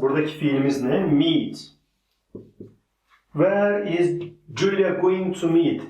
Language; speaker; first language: English; non-native, fluent; Turkish